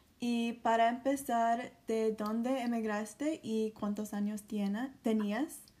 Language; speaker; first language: Spanish; non-native, learner; English